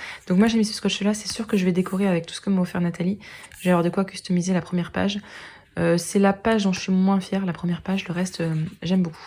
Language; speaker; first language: French; native; French